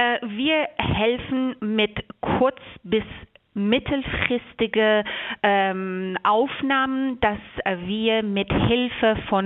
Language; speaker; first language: German; non-native, fluent; Persian